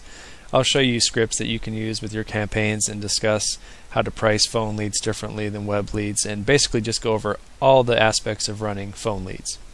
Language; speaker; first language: English; native; English